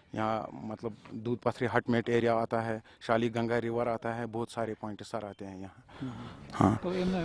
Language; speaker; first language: Hindi; non-native, local second language; Kashmiri